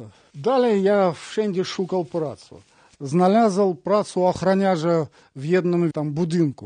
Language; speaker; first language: Polish; non-native, learner; Russian